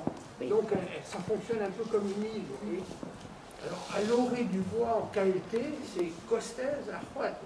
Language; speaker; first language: French; native; French